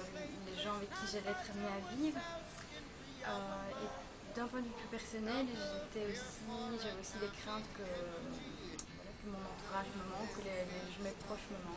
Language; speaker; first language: French; native; French